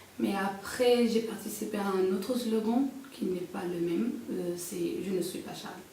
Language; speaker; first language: French; non-native, local second language; Arabic